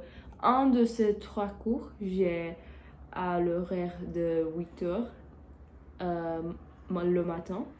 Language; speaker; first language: French; non-native, learner; Portuguese